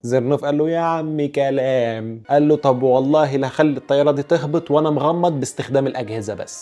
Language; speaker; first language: Arabic; native; Arabic